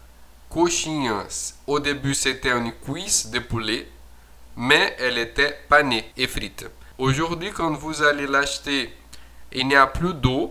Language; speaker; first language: French; non-native, fluent; Portuguese